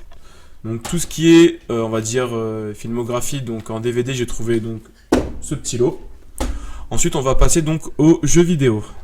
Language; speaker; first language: French; native; French